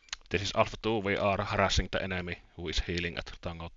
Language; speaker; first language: English; non-native, fluent; Finnish